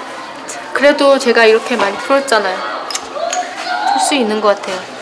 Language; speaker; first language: Korean; non-native, fluent; Chinese